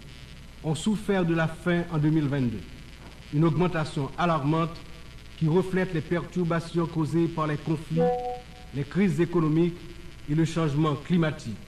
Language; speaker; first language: French; non-native, local second language; Haitian Creole